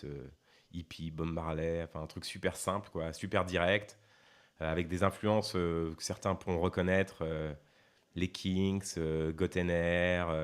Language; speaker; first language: French; native; French